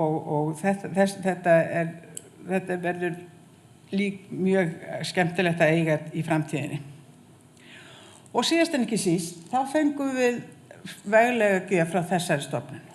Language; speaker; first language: Icelandic; native; Icelandic